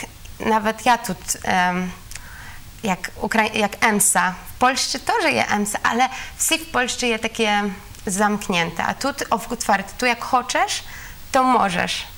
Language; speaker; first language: Ukrainian; non-native, learner; Polish